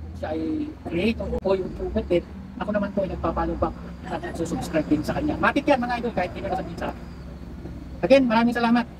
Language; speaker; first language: Filipino; native; Filipino